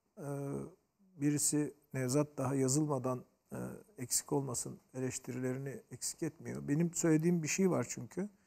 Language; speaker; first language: Turkish; native; Turkish